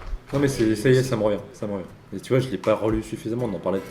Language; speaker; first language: French; native; French